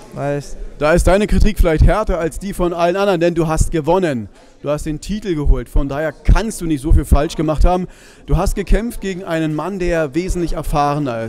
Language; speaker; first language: German; native; German